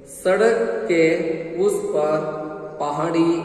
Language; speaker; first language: Hindi; non-native, local second language; Kannada